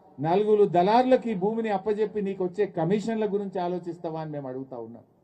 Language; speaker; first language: Telugu; native; Telugu